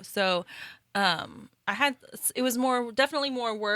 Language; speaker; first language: English; native; English